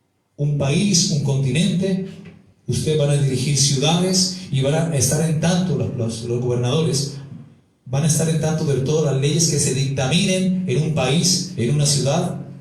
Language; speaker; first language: Spanish; native; Spanish